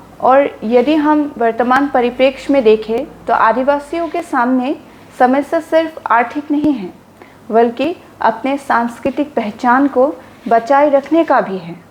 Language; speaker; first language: Hindi; non-native, local second language; Assamese